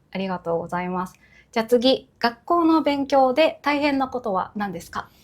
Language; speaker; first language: Japanese; native; Japanese